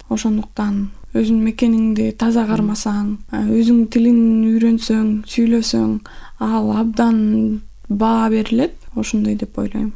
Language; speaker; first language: Kyrgyz; non-native, local second language; Russian